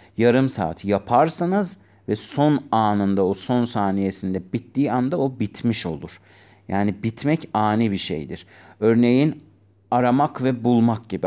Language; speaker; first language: Turkish; non-native, fluent; Azerbaijani